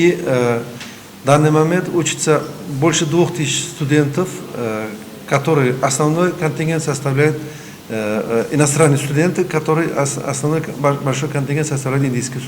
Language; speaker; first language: Russian; non-native, local second language; Uzbek